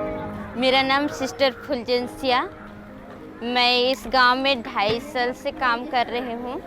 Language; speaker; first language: Hindi; non-native, local second language; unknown